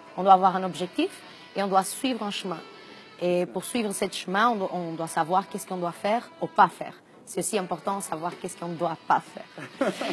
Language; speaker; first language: French; non-native, fluent; Portuguese